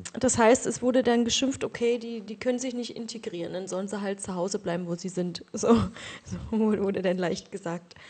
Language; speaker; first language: German; native; German